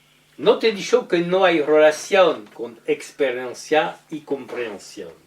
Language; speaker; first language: Spanish; non-native, learner; French